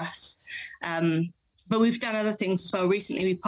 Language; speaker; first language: English; native; English